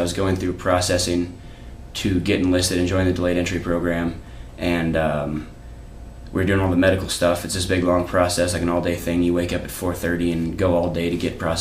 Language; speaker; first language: English; native; English